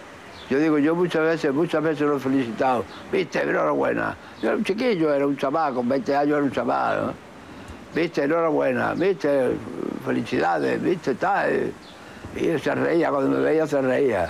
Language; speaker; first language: Spanish; native; Spanish